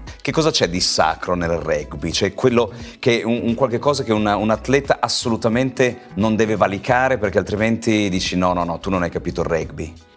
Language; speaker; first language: Italian; native; Italian